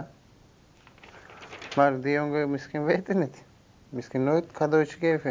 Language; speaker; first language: Dutch; non-native, learner; Turkish